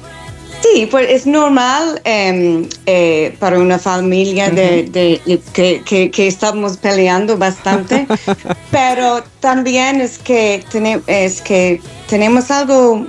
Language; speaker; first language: Spanish; non-native, fluent; English